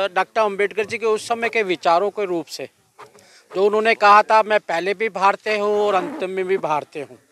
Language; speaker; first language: Hindi; native; Hindi